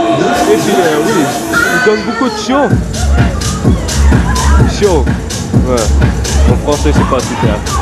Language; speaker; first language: French; non-native, learner; Dutch